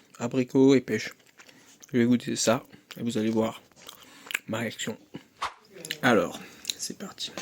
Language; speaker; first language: French; native; French